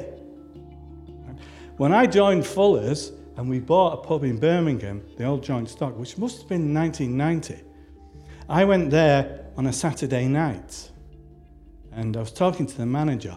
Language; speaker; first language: English; native; English